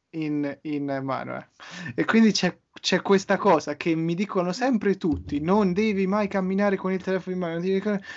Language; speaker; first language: Italian; native; Italian